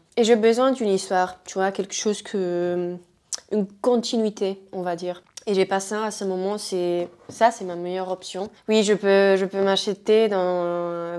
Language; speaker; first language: French; non-native, fluent; Spanish